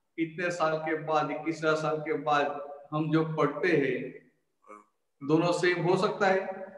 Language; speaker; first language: Hindi; non-native, local second language; Gujarati